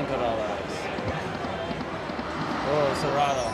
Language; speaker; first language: Spanish; non-native, learner; English